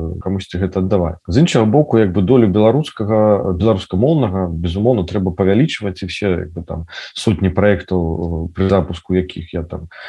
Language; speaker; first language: Belarusian; non-native, local second language; Russian